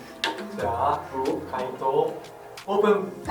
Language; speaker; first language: Japanese; non-native, fluent; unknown